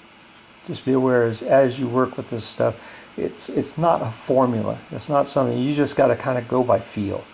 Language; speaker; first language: English; native; English